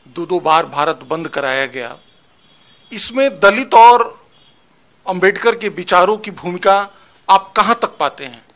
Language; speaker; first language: Hindi; native; Hindi